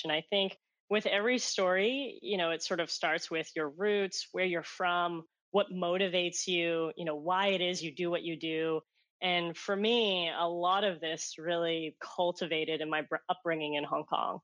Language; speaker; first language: English; non-native, local second language; Cantonese